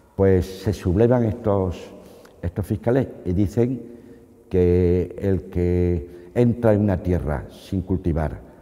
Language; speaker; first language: Spanish; native; Spanish